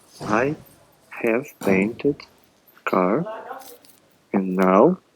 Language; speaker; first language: English; non-native, learner; Russian